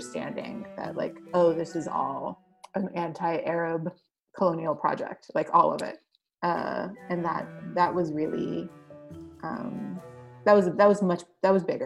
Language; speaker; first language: English; native; English